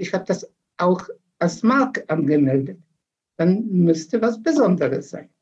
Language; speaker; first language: German; non-native, fluent; Polish